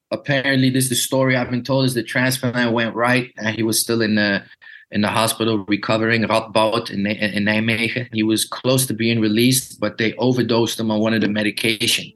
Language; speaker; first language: English; early bilingual, other home language; Dutch